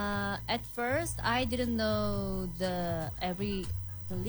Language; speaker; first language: English; non-native, learner; Korean